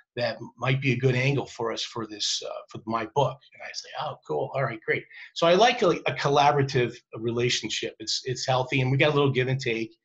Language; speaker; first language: English; native; English